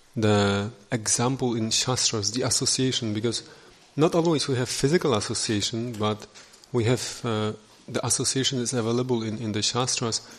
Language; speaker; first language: English; non-native, fluent; Polish